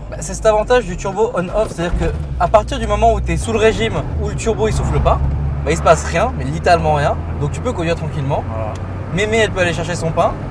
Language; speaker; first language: French; native; French